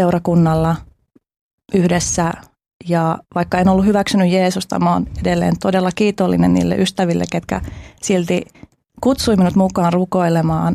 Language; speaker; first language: Finnish; early bilingual, other home language; Albanian